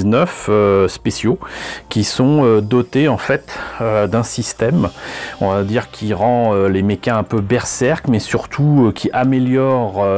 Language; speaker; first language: French; native; French